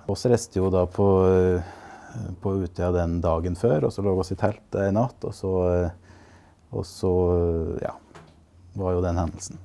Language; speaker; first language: Norwegian; native; Norwegian